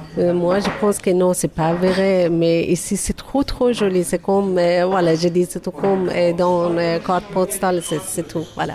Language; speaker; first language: French; non-native, learner; Persian